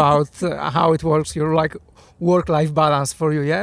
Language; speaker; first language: English; non-native, fluent; Polish